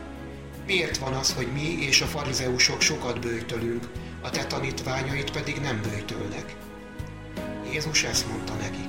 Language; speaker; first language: Hungarian; native; Hungarian